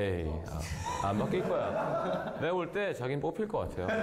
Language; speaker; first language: Korean; native; Korean